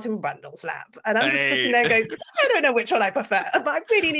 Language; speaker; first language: English; non-native, fluent; French